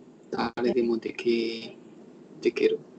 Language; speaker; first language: Japanese; non-native, learner; Chinese